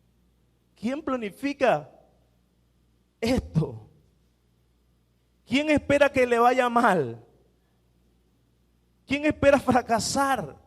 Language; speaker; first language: Spanish; native; Spanish